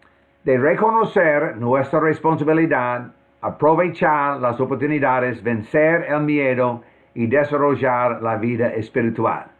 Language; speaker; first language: Spanish; non-native, fluent; English